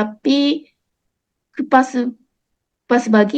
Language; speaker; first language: Indonesian; non-native, learner; Japanese